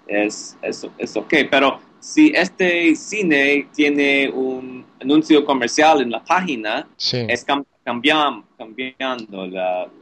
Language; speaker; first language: Spanish; non-native, learner; English